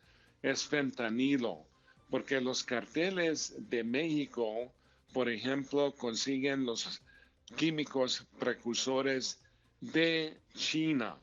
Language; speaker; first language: Spanish; early bilingual, heritage; Spanish